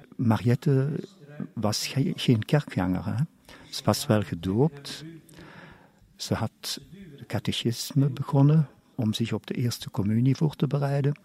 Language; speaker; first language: Dutch; non-native, local second language; German